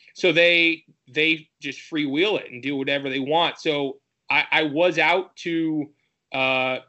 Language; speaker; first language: English; native; English